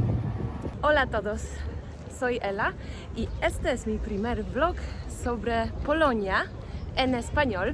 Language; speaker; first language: Spanish; non-native, fluent; Polish